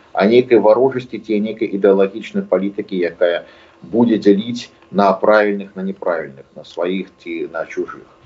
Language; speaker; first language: Belarusian; non-native, local second language; Russian